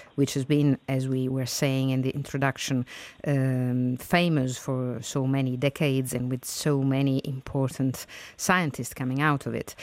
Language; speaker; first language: English; non-native, fluent; Italian